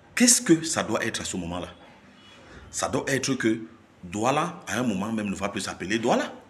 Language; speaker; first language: French; non-native, local second language; Basaa